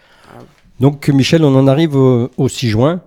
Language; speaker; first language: French; native; French